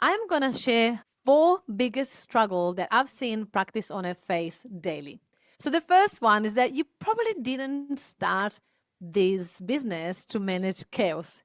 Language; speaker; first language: English; non-native, fluent; Italian